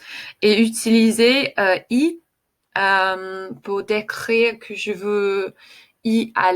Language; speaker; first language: French; non-native, fluent; English